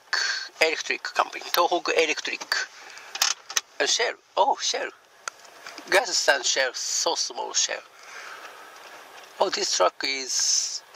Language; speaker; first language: English; non-native, learner; Japanese